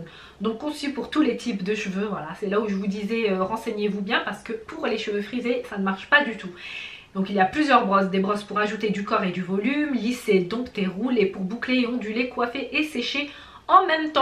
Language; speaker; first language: French; native; French